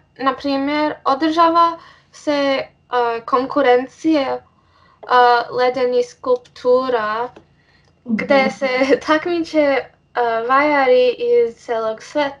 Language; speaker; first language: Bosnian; early bilingual, heritage; English